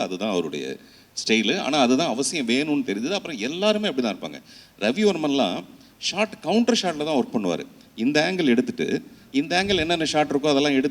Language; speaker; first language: Tamil; native; Tamil